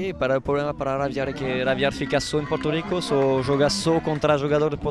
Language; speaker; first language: Portuguese; non-native, learner; French